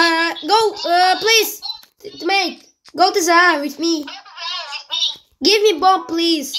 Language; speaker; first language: English; non-native, learner; Russian